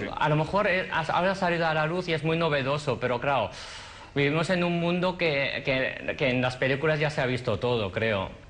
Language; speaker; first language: Spanish; non-native, fluent; Chinese